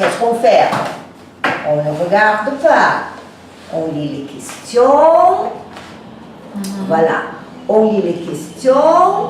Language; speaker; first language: French; non-native, fluent; Portuguese